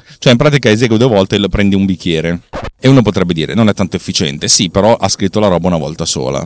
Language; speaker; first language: Italian; native; Italian